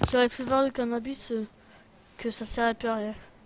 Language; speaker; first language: French; native; French